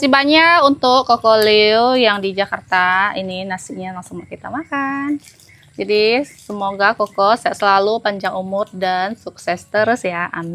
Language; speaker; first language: Indonesian; native; Indonesian